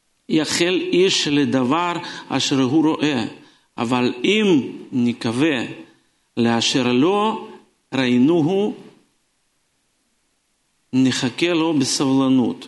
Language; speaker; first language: Hebrew; non-native, fluent; Russian